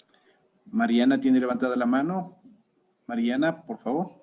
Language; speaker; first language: Spanish; native; Spanish